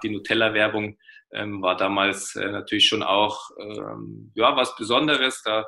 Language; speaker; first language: German; native; German